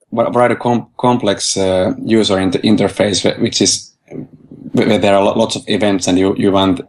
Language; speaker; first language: English; non-native, fluent; Finnish